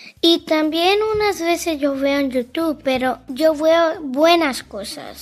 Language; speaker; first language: Spanish; early bilingual, heritage; Spanish